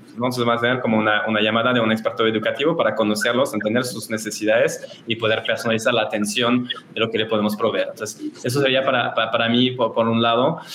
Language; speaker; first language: Spanish; non-native, fluent; French